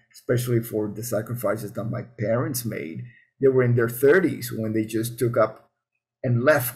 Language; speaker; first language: English; early bilingual, other home language; Spanish